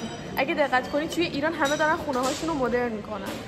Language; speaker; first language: Persian; native; Persian